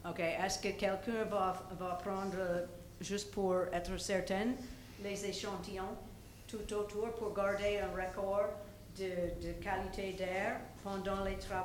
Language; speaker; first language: French; non-native, local second language; English